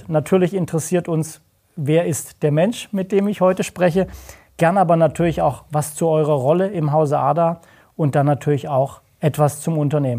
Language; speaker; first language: German; native; German